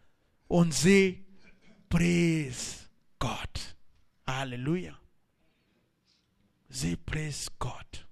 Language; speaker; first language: German; non-native, learner; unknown